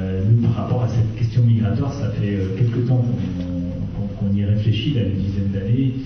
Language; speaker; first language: French; native; French